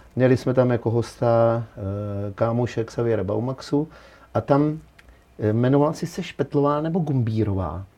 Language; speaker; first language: Czech; native; Czech